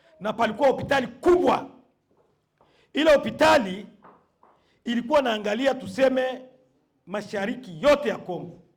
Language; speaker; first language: Swahili; native; Swahili